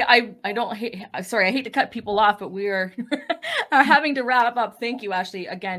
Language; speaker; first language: English; native; English